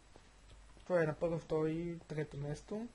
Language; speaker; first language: Bulgarian; native; Bulgarian